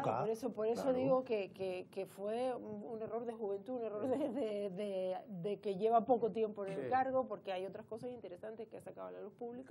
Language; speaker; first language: Spanish; native; Spanish